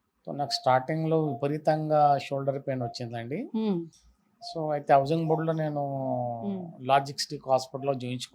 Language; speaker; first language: Telugu; native; Telugu